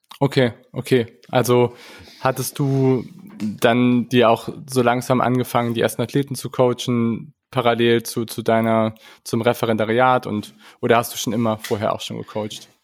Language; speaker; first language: German; native; German